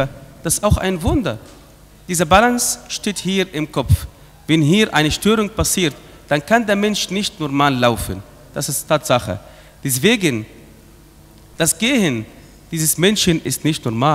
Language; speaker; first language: German; non-native, fluent; Arabic